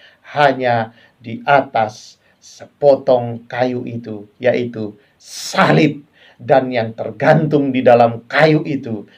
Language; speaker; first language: Indonesian; native; Indonesian